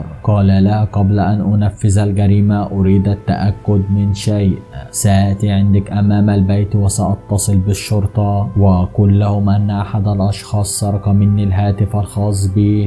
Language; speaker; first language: Arabic; native; Arabic